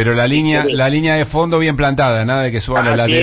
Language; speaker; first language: Spanish; native; Spanish